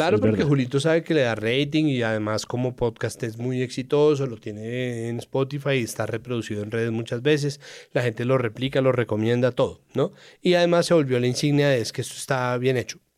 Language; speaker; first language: Spanish; native; Spanish